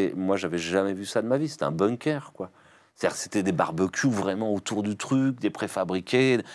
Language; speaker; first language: French; native; French